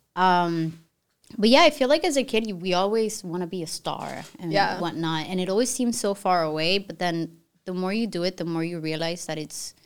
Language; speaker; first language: English; early bilingual, other home language; Spanish